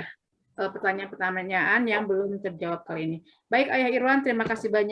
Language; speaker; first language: Indonesian; native; Indonesian